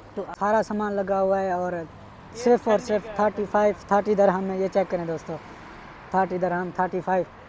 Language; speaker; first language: Urdu; non-native, local second language; Punjabi